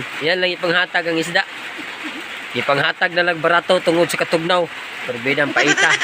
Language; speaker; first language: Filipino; non-native, local second language; Cebuano